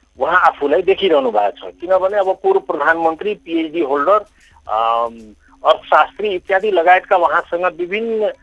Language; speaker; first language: Nepali; non-native, local second language; Maithili